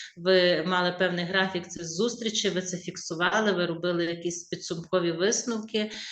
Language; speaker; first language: Ukrainian; native; Ukrainian